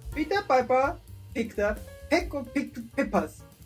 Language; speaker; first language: English; non-native, learner; Japanese